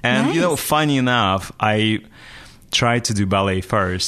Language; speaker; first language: English; non-native, fluent; Russian